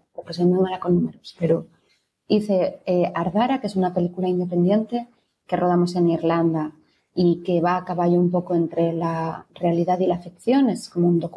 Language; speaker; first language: Spanish; native; Spanish